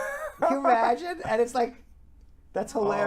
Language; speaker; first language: English; native; English